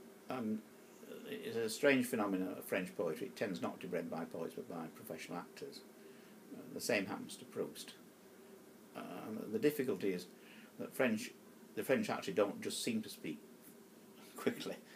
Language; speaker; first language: English; native; English